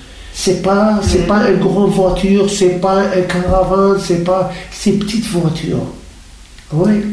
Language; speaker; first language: French; non-native, learner; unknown